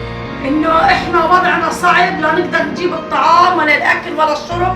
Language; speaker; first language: Arabic; native; Arabic